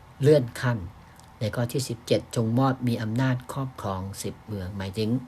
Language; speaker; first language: Thai; native; Thai